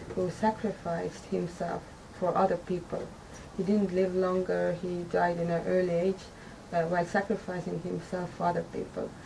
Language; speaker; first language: English; non-native, fluent; Estonian